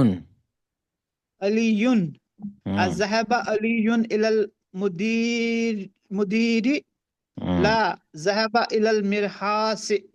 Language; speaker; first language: Arabic; non-native, learner; Urdu